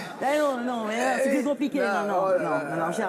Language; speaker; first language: French; native; French